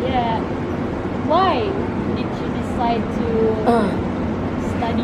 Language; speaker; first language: English; non-native, fluent; Indonesian